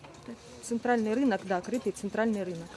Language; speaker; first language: Russian; native; Russian